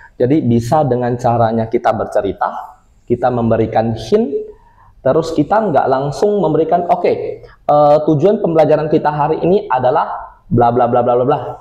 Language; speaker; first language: Indonesian; non-native, local second language; Min Nan Chinese